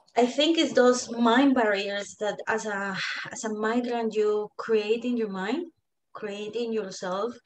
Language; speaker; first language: English; non-native, fluent; Spanish